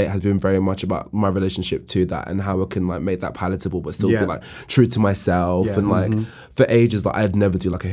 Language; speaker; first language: English; native; English